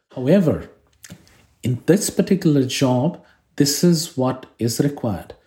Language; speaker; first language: English; non-native, fluent; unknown